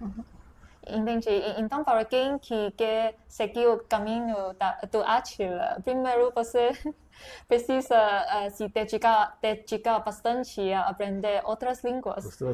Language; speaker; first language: Portuguese; non-native, fluent; Chinese